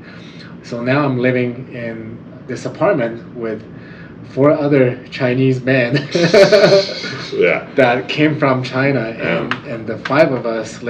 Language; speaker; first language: English; non-native, fluent; Chinese